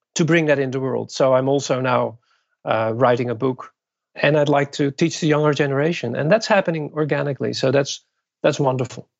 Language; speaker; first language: English; non-native, fluent; Dutch